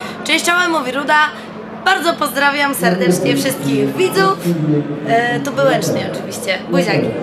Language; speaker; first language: Polish; native; Polish